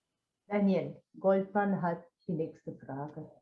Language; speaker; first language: German; non-native, fluent; Spanish